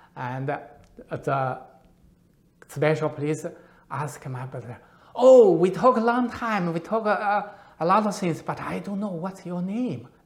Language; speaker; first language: English; non-native, learner; Chinese